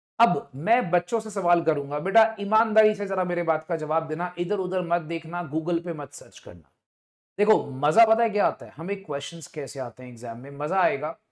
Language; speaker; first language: Hindi; non-native, local second language; Punjabi